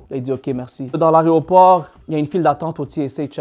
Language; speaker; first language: French; native; French